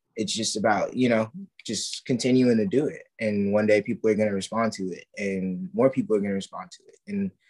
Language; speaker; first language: English; native; English